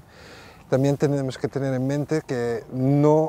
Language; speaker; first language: Spanish; non-native, fluent; Dutch